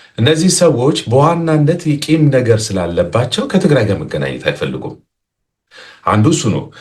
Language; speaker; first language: Amharic; non-native, local second language; Tigrinya